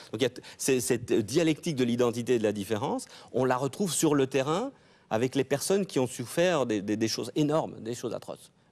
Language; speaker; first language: French; native; French